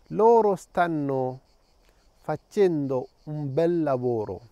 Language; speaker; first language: Italian; non-native, fluent; Tamil